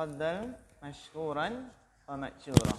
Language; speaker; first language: Arabic; non-native, fluent; Indonesian